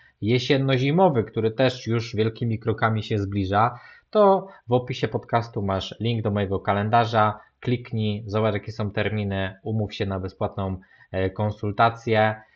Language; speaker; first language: Polish; native; Polish